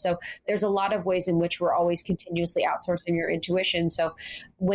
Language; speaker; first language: English; native; English